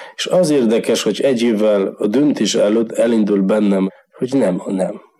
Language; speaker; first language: Hungarian; non-native, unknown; Polish